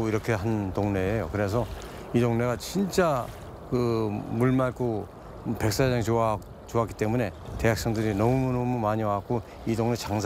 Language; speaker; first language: Korean; native; Korean